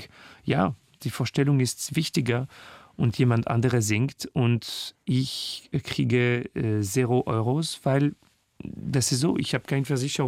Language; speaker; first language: German; non-native, fluent; French